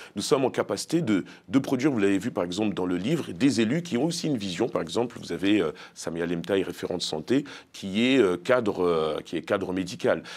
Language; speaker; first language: French; native; French